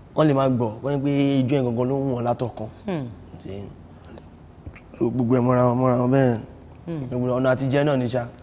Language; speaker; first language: Yoruba; native; Yoruba